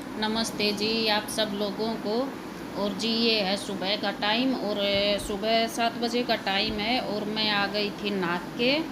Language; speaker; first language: Hindi; native; Hindi